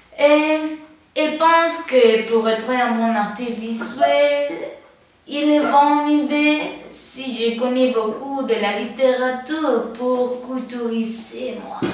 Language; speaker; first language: French; non-native, learner; Spanish